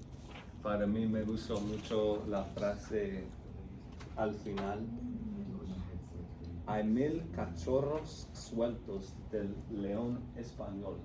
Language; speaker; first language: Spanish; non-native, fluent; English